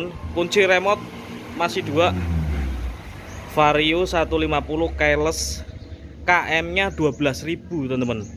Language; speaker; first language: Indonesian; native; Indonesian